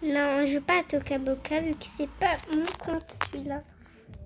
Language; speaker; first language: French; native; French